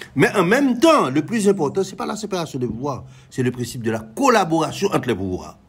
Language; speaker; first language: French; non-native, local second language; Haitian Creole